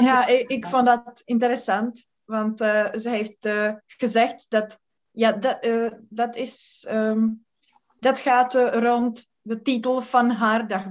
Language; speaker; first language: Dutch; non-native, learner; Czech